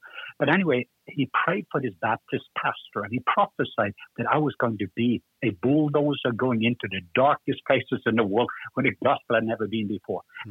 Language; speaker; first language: English; non-native, fluent; Norwegian